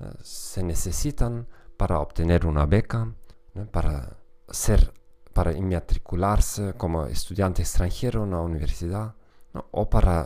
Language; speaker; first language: Spanish; non-native, fluent; German